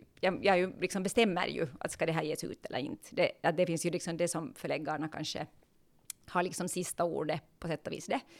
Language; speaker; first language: Swedish; native; Swedish